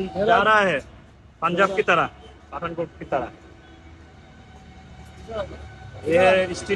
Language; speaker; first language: Hindi; non-native, learner; Bangla